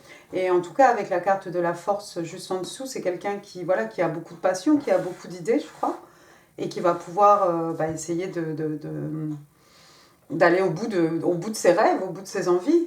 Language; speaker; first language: French; native; French